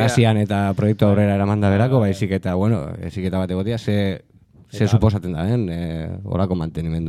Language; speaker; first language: Basque; native; Basque